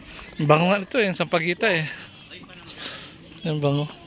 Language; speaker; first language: Filipino; native; Filipino